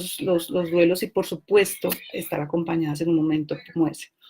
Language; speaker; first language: Spanish; native; Spanish